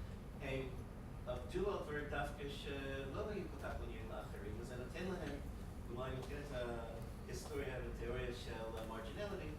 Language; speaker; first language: Hebrew; non-native, fluent; English